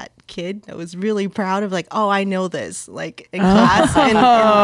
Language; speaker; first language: English; early bilingual, other home language; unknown